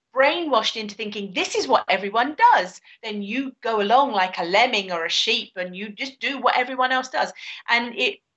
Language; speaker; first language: English; native; English